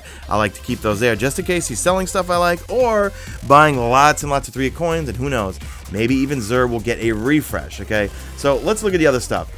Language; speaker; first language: English; native; English